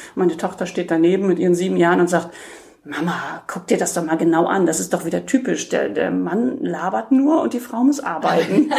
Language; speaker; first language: German; native; German